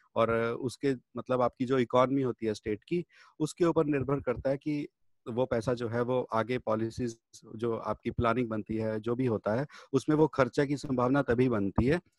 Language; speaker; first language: Hindi; native; Hindi